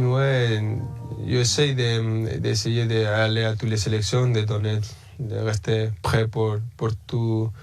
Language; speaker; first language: French; early bilingual, other home language; Spanish